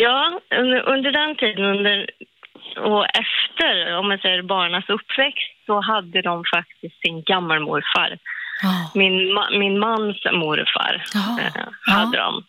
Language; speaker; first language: Swedish; native; Swedish